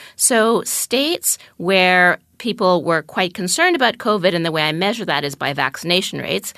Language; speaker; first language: English; native; English